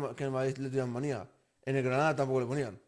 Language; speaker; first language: Spanish; native; Spanish